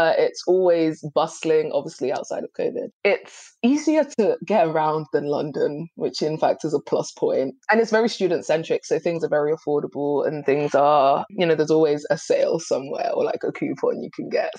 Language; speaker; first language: English; native; English